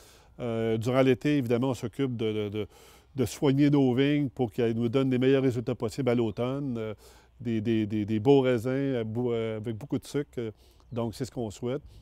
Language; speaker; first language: French; native; French